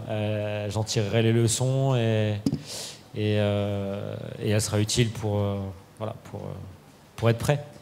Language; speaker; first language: French; native; French